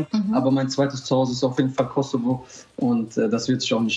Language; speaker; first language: German; early bilingual, other home language; Albanian